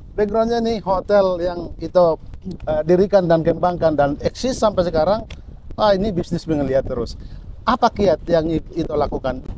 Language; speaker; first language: Indonesian; native; Indonesian